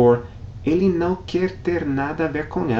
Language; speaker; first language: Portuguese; non-native, fluent; English